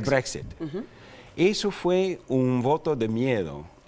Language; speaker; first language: Spanish; non-native, fluent; English